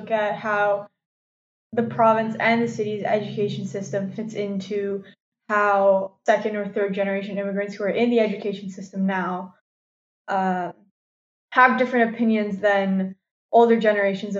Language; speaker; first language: English; non-native, local second language; Cantonese